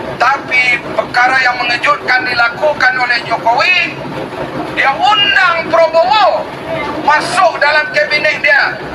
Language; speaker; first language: Malay; native; Malay